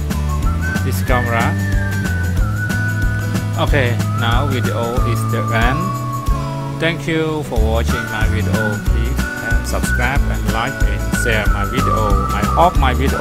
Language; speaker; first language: English; non-native, learner; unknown